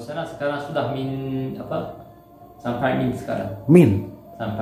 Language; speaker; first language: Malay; non-native, learner; Turkish